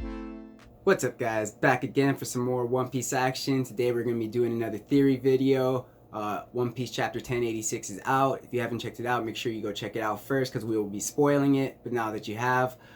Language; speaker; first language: English; native; English